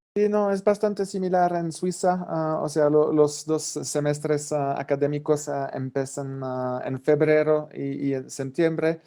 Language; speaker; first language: Spanish; non-native, fluent; French